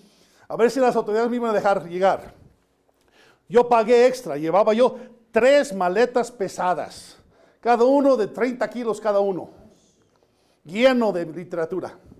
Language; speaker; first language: Spanish; non-native, fluent; English